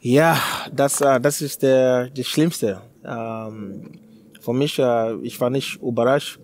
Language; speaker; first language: German; non-native, learner; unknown